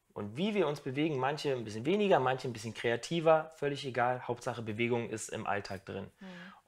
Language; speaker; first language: German; native; German